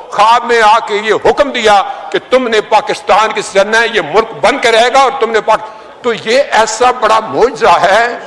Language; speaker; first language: Urdu; native; Urdu